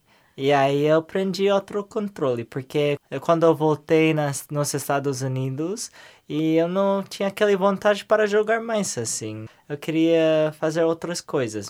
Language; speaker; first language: Portuguese; non-native, learner; English